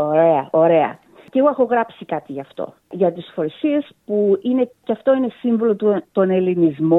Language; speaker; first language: Greek; early bilingual, heritage; Greek